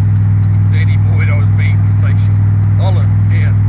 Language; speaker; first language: English; native; English